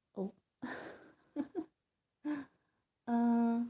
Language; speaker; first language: English; non-native, fluent; Hebrew